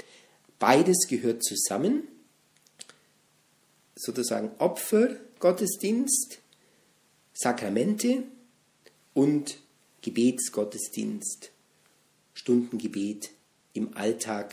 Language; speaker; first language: German; native; German